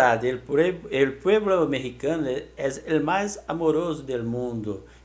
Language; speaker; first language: Spanish; non-native, learner; Portuguese